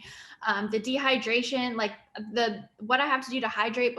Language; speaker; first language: English; native; English